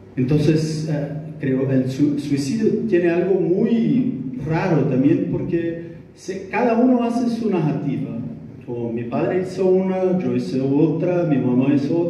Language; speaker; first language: Spanish; non-native, learner; Portuguese